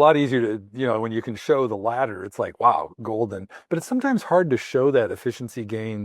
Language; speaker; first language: English; native; English